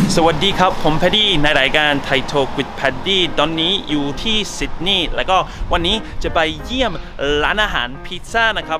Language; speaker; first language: Thai; non-native, fluent; English